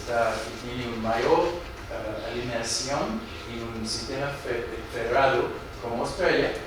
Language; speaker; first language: Spanish; non-native, fluent; English